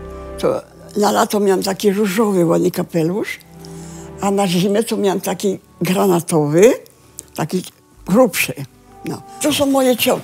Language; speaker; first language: Polish; early bilingual, heritage; Polish